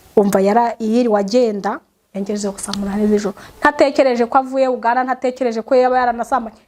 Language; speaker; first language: Kinyarwanda; native; Kinyarwanda